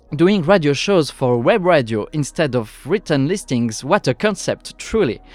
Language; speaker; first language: English; non-native, fluent; French